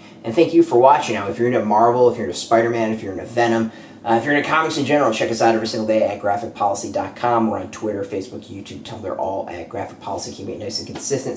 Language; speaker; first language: English; native; English